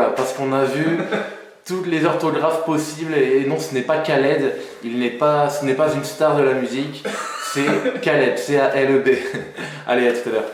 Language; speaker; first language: French; native; French